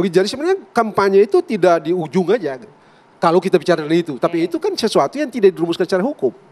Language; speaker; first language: Indonesian; native; Indonesian